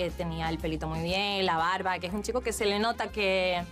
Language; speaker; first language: Spanish; native; Spanish